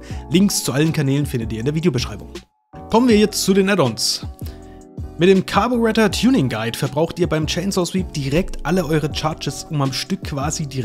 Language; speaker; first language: German; native; German